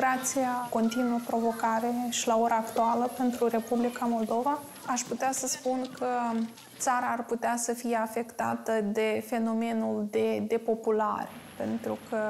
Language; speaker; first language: Romanian; native; Romanian